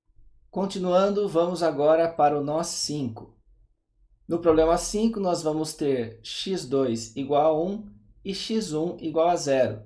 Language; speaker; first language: Portuguese; native; Portuguese